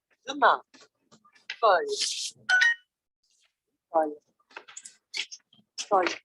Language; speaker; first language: French; non-native, learner; Vietnamese